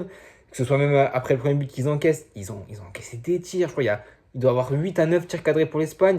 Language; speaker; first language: French; native; French